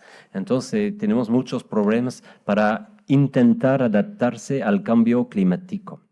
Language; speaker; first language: Spanish; non-native, fluent; French